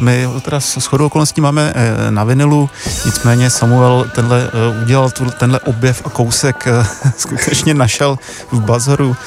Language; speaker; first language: Czech; native; Czech